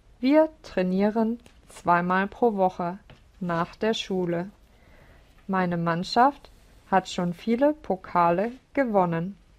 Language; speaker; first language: German; non-native, learner; English